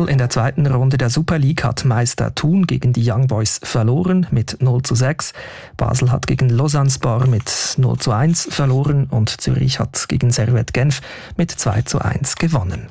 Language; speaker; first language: German; native; German